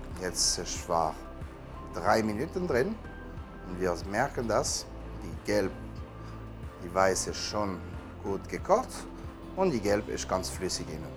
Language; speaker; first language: German; non-native, learner; French